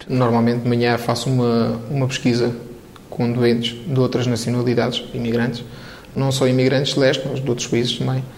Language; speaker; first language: Portuguese; non-native, fluent; Romanian